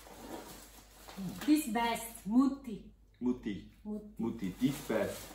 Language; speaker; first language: English; non-native, learner; Italian